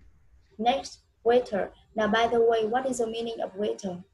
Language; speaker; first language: English; non-native, fluent; Vietnamese